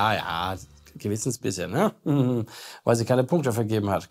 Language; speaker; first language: German; native; German